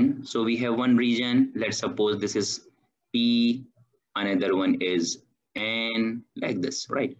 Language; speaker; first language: English; non-native, fluent; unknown